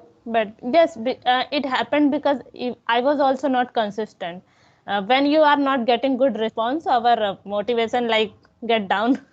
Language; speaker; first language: English; non-native, local second language; Hindi